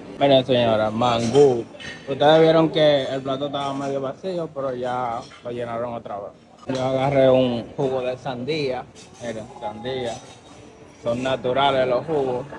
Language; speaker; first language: Spanish; native; Spanish